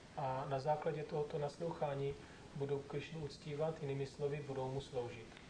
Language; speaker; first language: Czech; native; Czech